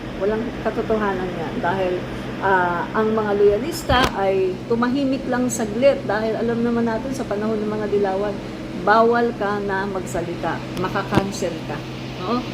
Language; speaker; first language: Filipino; non-native, local second language; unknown